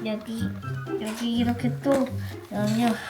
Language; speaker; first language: Korean; native; Korean